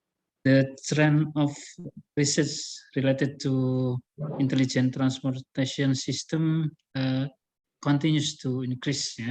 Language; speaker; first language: English; non-native, learner; Indonesian